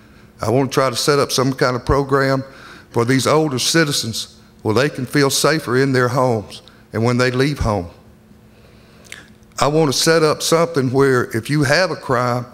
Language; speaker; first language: English; native; English